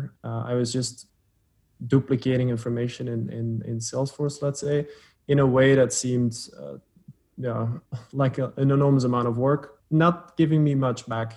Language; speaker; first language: English; non-native, fluent; Dutch